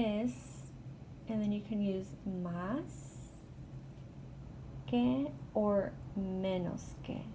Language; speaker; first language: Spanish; non-native, fluent; English